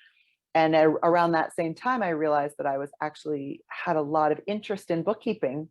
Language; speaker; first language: English; native; English